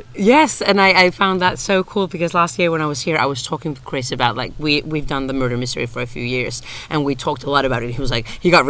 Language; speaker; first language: English; non-native, fluent; Finnish